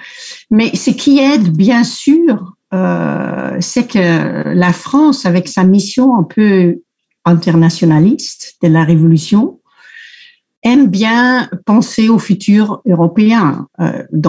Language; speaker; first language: French; non-native, fluent; Dutch